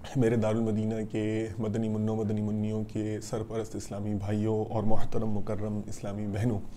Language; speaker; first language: Urdu; native; Urdu